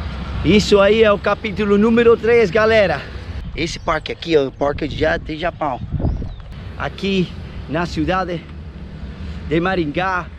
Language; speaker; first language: Portuguese; non-native, fluent; Spanish